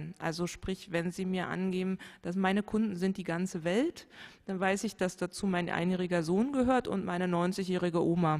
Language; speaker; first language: German; native; German